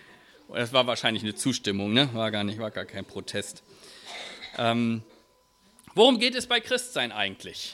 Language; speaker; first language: German; native; German